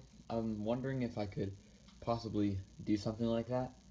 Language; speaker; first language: English; native; English